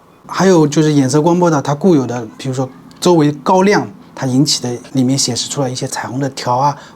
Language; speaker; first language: Chinese; native; Chinese